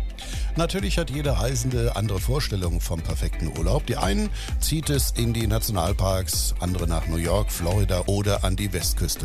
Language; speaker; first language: German; native; German